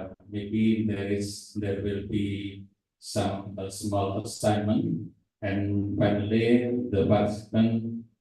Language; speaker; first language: English; non-native, fluent; Indonesian